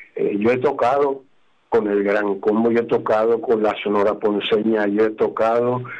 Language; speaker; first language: Spanish; native; Spanish